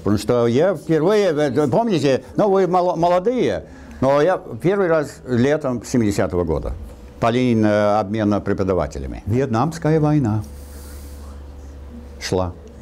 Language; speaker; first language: Russian; non-native, fluent; English